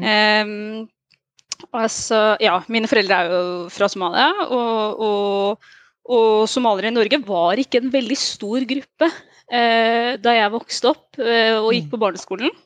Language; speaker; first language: Norwegian; early bilingual, other home language; Somali